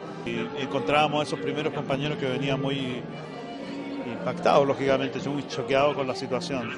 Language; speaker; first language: Spanish; native; Spanish